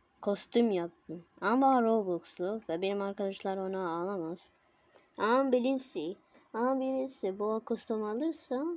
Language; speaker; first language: Turkish; non-native, learner; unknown